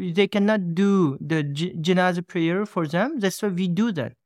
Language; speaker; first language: English; non-native, fluent; Uyghur